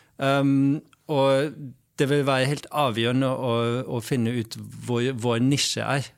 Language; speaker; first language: Norwegian; non-native, fluent; Dutch